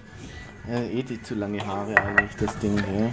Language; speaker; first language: German; native; German